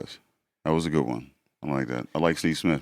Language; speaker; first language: English; native; English